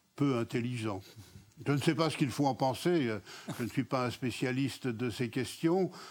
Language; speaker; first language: French; native; French